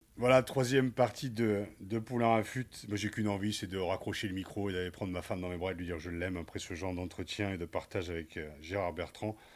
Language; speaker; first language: French; native; French